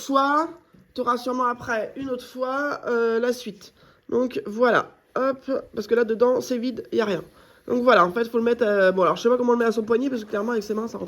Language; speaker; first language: French; native; French